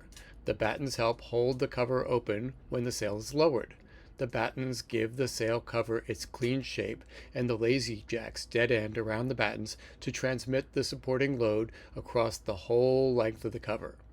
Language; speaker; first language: English; native; English